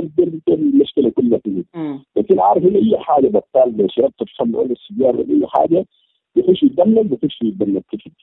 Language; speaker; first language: Arabic; native; Arabic